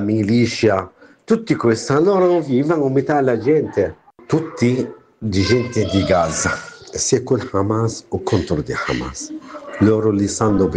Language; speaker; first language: Italian; non-native, learner; Arabic